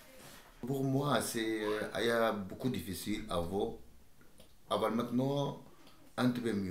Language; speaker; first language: French; non-native, learner; Arabic